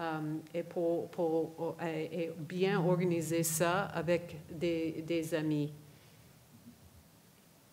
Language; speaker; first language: French; non-native, fluent; English